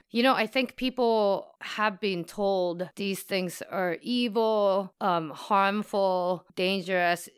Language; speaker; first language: English; non-native, fluent; Japanese